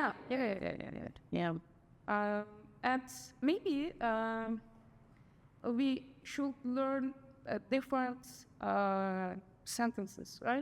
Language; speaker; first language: English; non-native, learner; Turkish